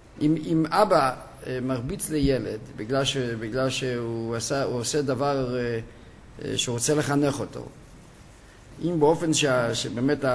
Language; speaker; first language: Hebrew; non-native, fluent; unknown